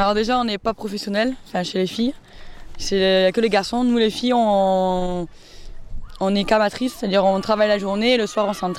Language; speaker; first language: French; native; French